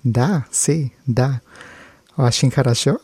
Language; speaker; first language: Russian; non-native, learner; English